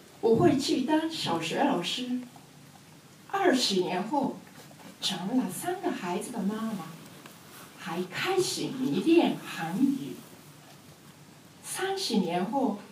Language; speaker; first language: Chinese; non-native, learner; Japanese